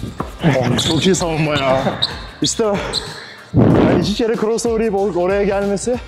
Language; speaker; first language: Turkish; native; Turkish